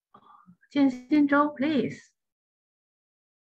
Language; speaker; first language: English; non-native, learner; Chinese